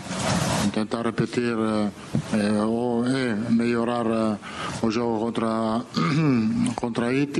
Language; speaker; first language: Portuguese; non-native, fluent; Italian